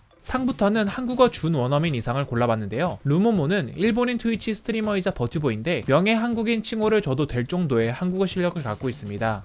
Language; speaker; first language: Korean; native; Korean